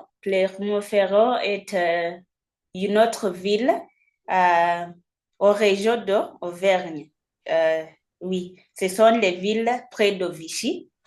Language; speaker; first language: French; non-native, fluent; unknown